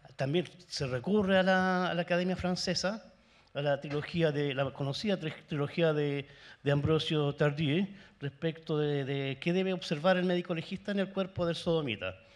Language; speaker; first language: Spanish; native; Spanish